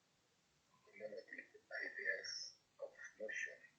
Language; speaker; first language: English; non-native, learner; Spanish